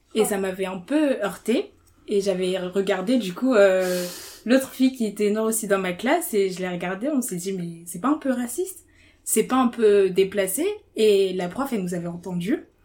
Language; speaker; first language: French; early bilingual, other home language; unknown